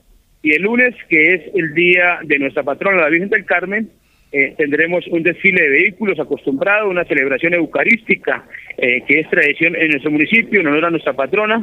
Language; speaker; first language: Spanish; native; Spanish